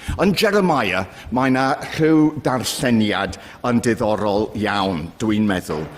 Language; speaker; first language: Welsh; non-native, fluent; English